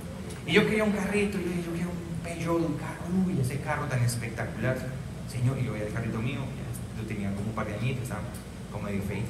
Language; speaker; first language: Spanish; native; Spanish